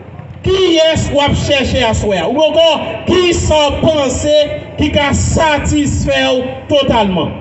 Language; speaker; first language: French; non-native, local second language; Haitian Creole